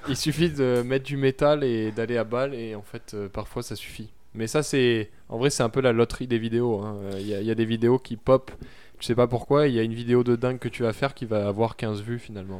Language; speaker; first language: French; native; French